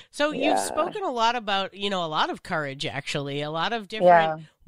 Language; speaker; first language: English; native; English